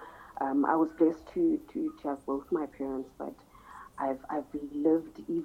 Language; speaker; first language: English; non-native, local second language; Southern Sotho